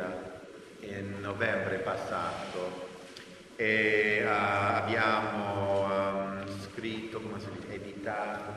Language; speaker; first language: Italian; non-native, fluent; English